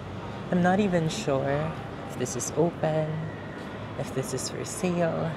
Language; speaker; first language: English; non-native, local second language; Filipino